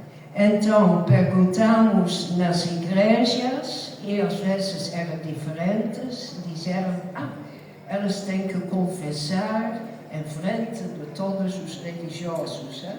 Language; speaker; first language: Portuguese; non-native, fluent; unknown